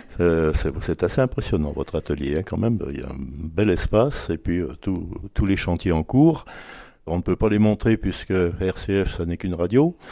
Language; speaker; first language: French; native; French